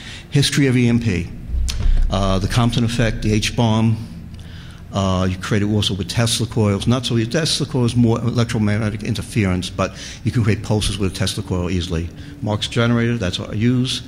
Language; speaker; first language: English; native; English